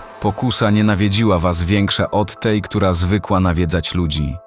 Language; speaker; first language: Polish; native; Polish